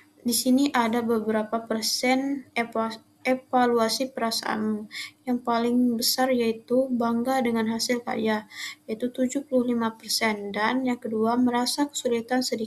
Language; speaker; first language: Indonesian; native; Indonesian